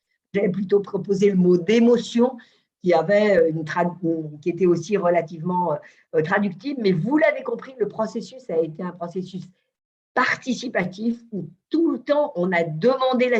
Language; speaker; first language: French; native; French